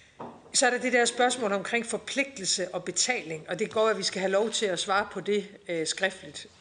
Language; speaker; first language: Danish; native; Danish